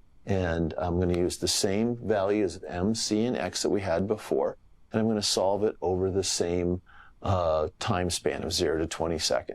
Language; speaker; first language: English; native; English